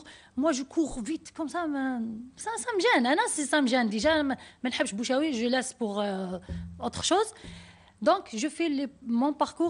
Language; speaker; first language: French; non-native, learner; Arabic